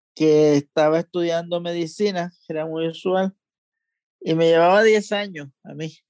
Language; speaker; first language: Spanish; native; Spanish